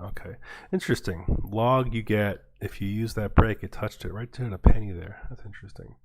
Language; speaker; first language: English; native; English